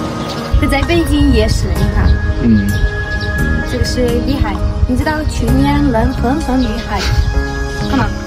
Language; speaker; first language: Chinese; non-native, learner; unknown